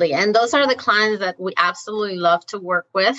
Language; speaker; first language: English; non-native, fluent; Spanish